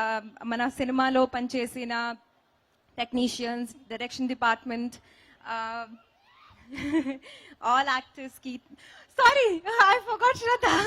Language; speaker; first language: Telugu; non-native, local second language; Hindi